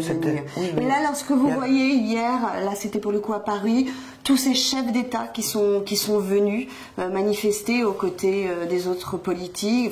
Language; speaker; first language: French; native; French